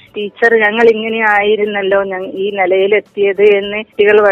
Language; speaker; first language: Malayalam; native; Malayalam